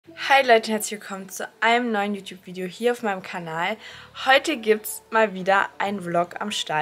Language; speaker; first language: German; native; German